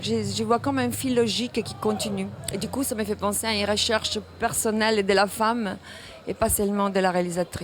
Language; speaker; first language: French; non-native, fluent; Italian